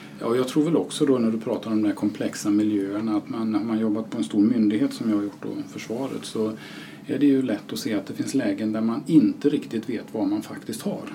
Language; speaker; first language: Swedish; native; Swedish